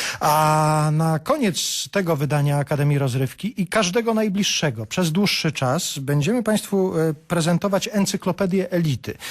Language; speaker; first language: Polish; native; Polish